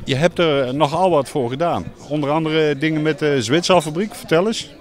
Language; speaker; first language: Dutch; native; Dutch